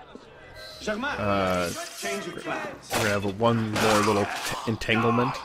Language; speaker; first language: English; native; English